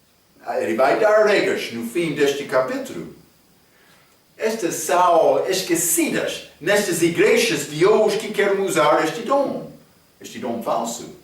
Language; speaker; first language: Portuguese; non-native, learner; English